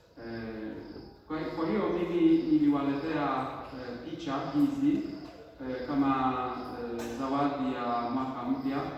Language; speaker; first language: Swahili; non-native, fluent; Polish